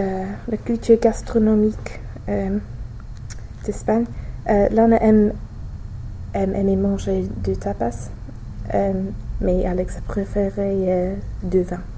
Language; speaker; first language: French; non-native, learner; English